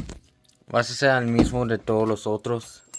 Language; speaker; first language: Spanish; early bilingual, heritage; Spanish